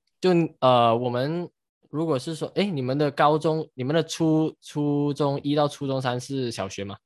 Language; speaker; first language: Chinese; native; Chinese